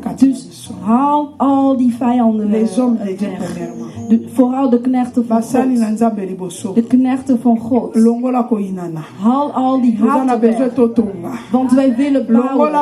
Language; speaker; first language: Dutch; non-native, learner; Lingala